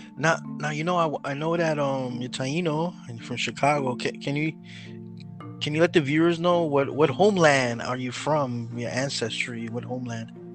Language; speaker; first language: English; early bilingual, other home language; Spanish